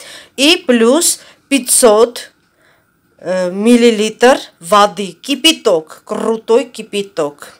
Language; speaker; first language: Russian; non-native, fluent; Armenian